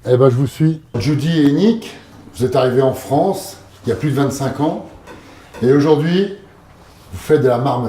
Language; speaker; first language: French; native; French